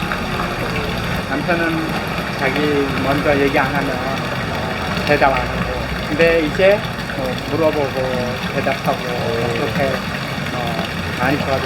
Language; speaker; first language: Korean; non-native, learner; Khmer